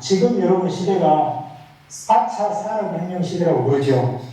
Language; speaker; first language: Korean; native; Korean